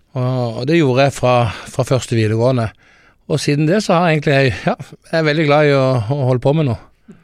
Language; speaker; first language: Norwegian; early bilingual, heritage; Norwegian